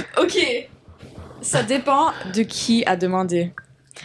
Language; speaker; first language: French; non-native, local second language; English